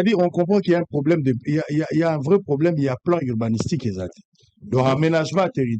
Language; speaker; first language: French; non-native, local second language; Lingala